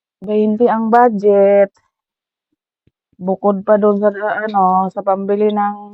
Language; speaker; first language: Filipino; non-native, local second language; Cebuano